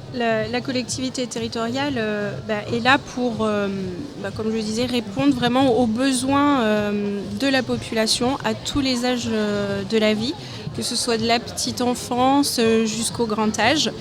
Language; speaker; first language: French; native; French